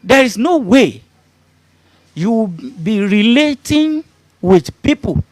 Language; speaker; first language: English; non-native, local second language; Yoruba